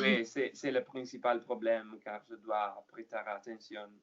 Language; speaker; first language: French; non-native, learner; Italian